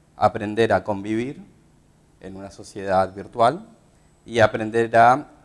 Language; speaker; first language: Spanish; native; Spanish